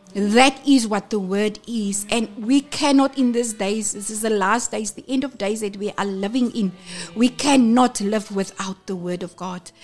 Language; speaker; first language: English; non-native, local second language; Afrikaans